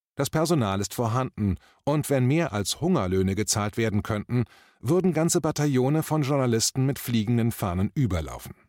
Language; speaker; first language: German; native; German